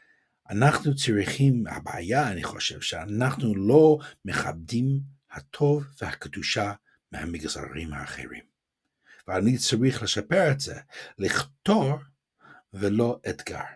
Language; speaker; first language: Hebrew; non-native, fluent; English